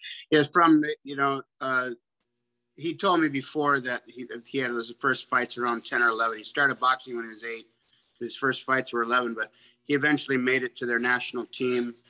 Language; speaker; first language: English; native; English